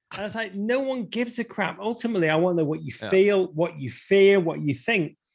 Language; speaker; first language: English; native; English